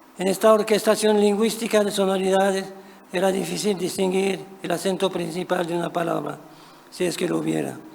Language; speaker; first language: Spanish; non-native, fluent; French